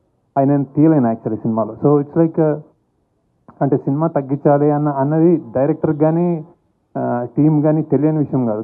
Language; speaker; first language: Telugu; native; Telugu